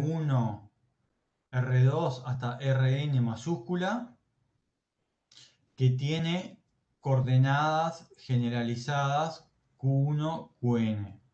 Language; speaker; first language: Spanish; native; Spanish